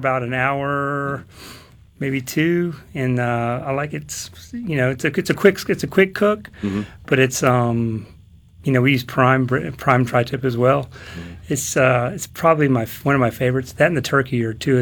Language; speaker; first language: English; native; English